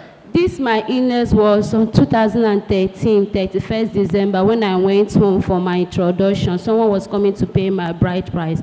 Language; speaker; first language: English; non-native, local second language; Igbo